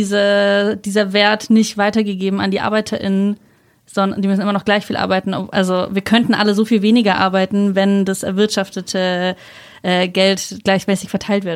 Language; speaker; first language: German; native; German